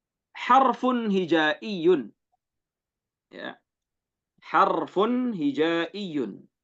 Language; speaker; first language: Arabic; non-native, fluent; Indonesian